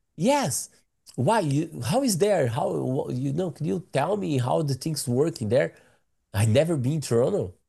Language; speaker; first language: English; non-native, learner; Portuguese